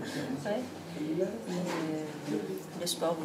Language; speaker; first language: French; non-native, fluent; Danish